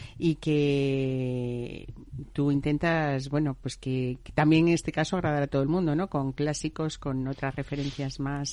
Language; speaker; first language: Spanish; native; Spanish